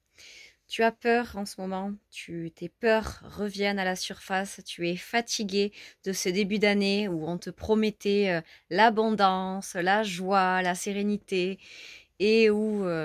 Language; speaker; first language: French; native; French